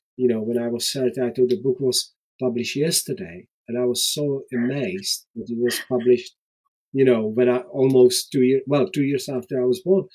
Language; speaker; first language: English; non-native, fluent; Czech